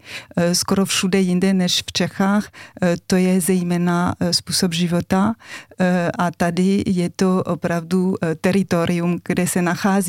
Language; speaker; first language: Czech; non-native, fluent; French